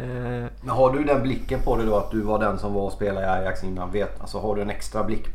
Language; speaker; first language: Swedish; native; Swedish